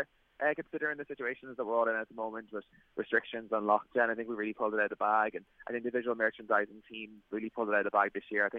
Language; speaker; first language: English; native; English